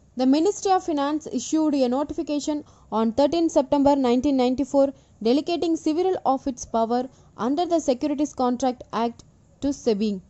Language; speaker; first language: English; non-native, local second language; Tamil